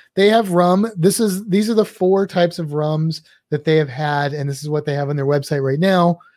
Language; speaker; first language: English; native; English